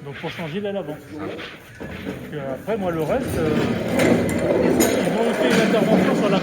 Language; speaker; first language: French; native; French